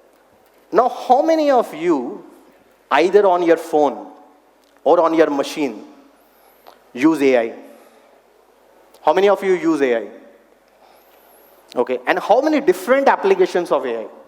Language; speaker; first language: English; non-native, local second language; Hindi